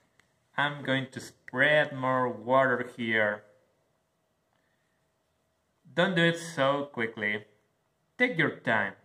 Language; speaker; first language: English; non-native, learner; Spanish